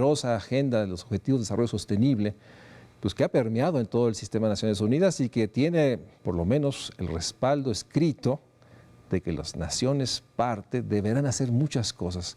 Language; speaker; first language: Spanish; native; Spanish